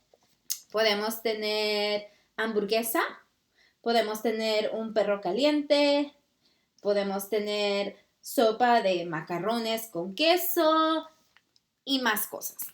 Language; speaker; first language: Spanish; early bilingual, heritage; Spanish